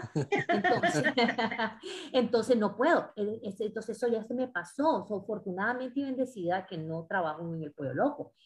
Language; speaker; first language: Spanish; native; Spanish